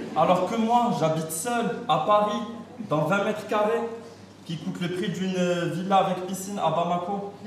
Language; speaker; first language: French; non-native, local second language; Arabic